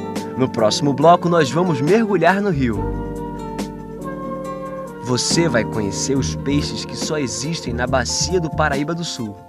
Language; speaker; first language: Portuguese; native; Portuguese